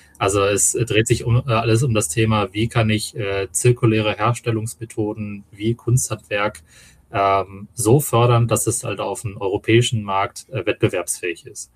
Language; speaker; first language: German; early bilingual, other home language; Tamil